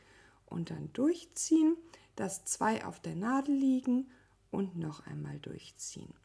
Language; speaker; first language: German; native; German